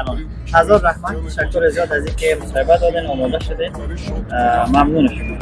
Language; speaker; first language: Persian; native; Persian